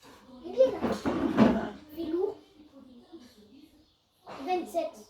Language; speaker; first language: French; native; French